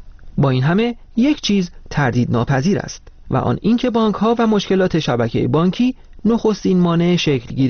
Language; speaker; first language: Persian; native; Persian